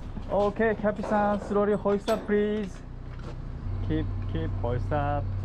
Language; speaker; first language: English; non-native, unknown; Japanese